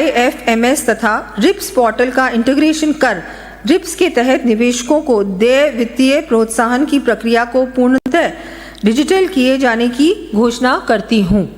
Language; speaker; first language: Hindi; native; Hindi